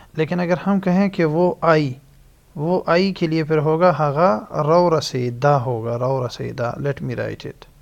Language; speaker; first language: Urdu; non-native, local second language; Pashto